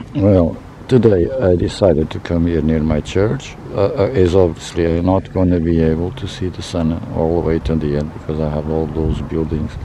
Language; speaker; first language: English; non-native, fluent; Portuguese